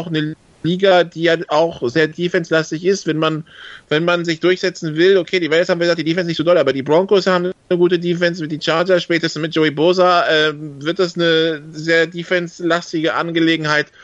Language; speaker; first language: German; native; German